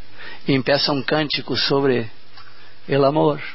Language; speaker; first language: Spanish; non-native, learner; Portuguese